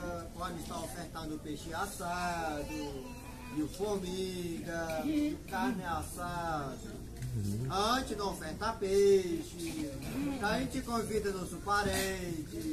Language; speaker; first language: Portuguese; non-native, local second language; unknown